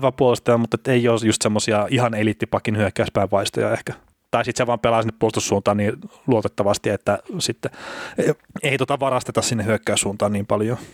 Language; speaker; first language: Finnish; native; Finnish